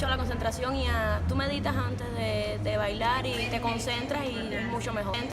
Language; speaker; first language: Spanish; native; Spanish